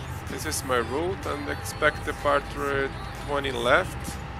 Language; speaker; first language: English; non-native, learner; Portuguese